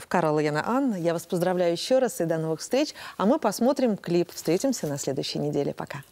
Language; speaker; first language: Russian; native; Russian